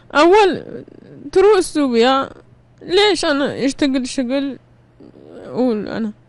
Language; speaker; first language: Arabic; non-native, learner; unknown